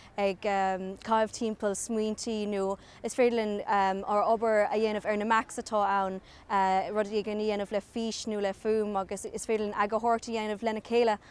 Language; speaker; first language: Irish; native; Irish